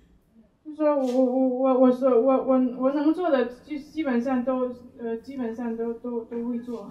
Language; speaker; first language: Chinese; native; Chinese